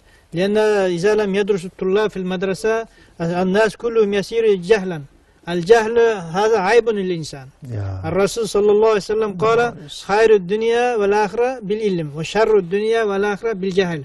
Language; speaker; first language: Arabic; non-native, fluent; Kyrgyz